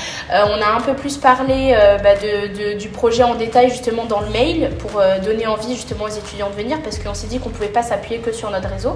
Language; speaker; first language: French; native; French